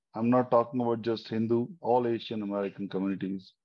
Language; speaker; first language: English; non-native, local second language; Hindi